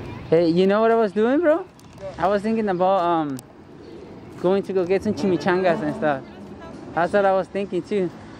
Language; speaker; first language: English; early bilingual, other home language; Spanish